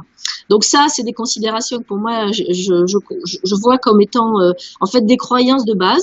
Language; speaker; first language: French; native; French